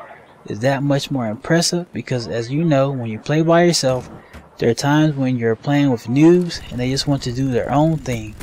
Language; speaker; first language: English; native; English